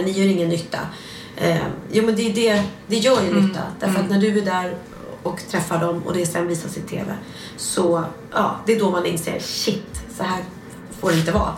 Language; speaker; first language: Swedish; native; Swedish